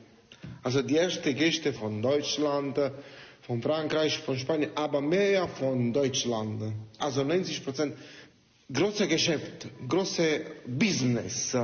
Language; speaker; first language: German; non-native, learner; Italian